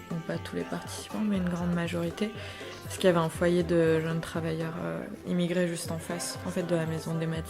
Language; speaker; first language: French; native; French